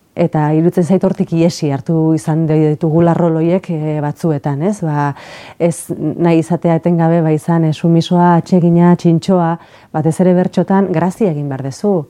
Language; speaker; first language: Basque; native; Basque